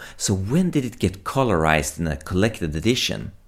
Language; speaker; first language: English; non-native, fluent; Swedish